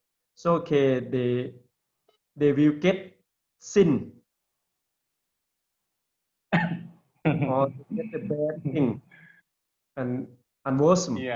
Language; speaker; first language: English; non-native, learner; Lao